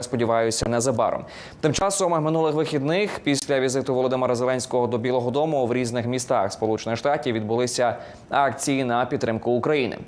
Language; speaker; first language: Ukrainian; native; Ukrainian